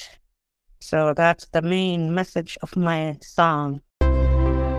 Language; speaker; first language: English; non-native, fluent; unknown